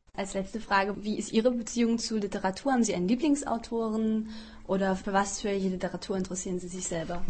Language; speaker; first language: German; native; German